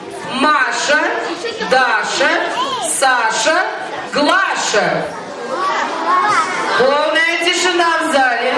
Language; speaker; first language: Russian; native; Russian